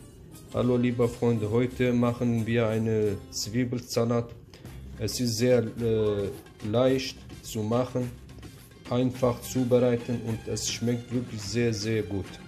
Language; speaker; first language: German; non-native, fluent; Kurdish